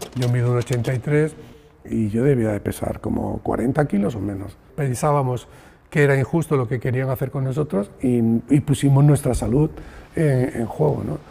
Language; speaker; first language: Spanish; native; Spanish